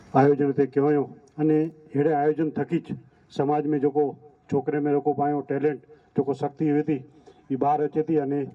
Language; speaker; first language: Gujarati; non-native, local second language; Kachhi